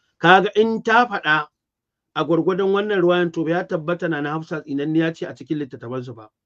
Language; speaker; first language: Hausa; native; Hausa